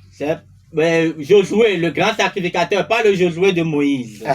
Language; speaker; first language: French; non-native, local second language; Ewe